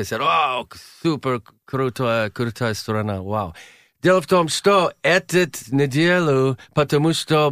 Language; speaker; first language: Russian; non-native, learner; English